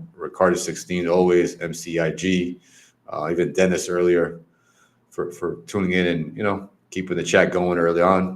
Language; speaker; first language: English; native; English